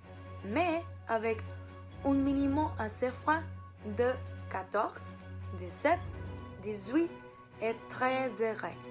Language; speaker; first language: French; non-native, learner; Spanish